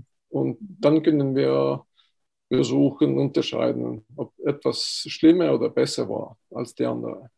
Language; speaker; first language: German; non-native, fluent; Estonian